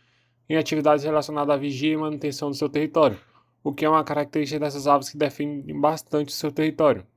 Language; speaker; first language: Portuguese; native; Portuguese